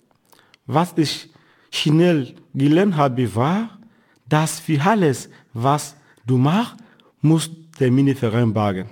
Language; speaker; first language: German; non-native, fluent; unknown